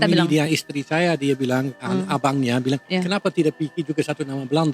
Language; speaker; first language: Indonesian; non-native, fluent; Dutch